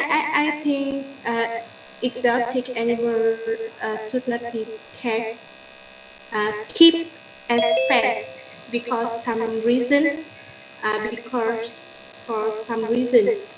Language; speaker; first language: English; non-native, learner; Vietnamese